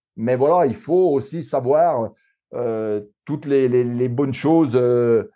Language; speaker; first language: French; native; French